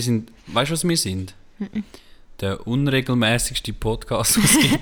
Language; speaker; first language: German; native; German